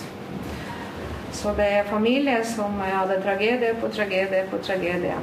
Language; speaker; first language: Norwegian; non-native, fluent; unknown